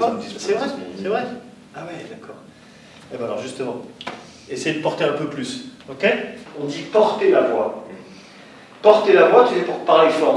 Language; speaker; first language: French; native; French